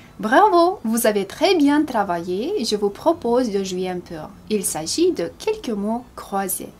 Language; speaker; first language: French; non-native, fluent; Romanian